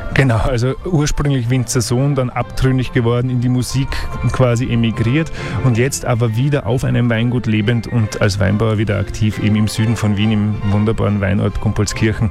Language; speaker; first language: German; native; German